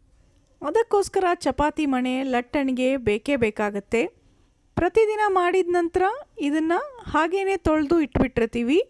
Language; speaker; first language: Kannada; native; Kannada